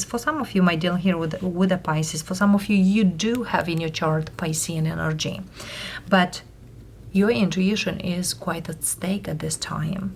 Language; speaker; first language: English; non-native, fluent; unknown